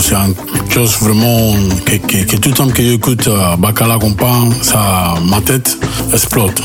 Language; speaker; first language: French; non-native, learner; Spanish